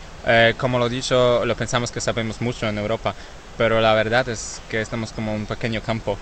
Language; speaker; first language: Spanish; non-native, learner; Polish